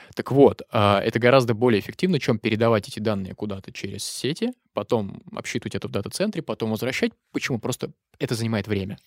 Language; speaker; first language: Russian; native; Russian